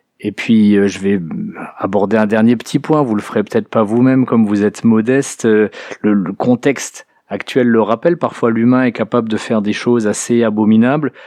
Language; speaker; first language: French; native; French